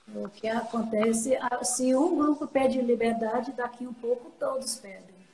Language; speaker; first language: Portuguese; non-native, fluent; English